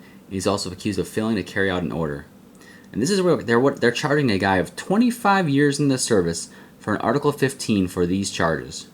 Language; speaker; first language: English; native; English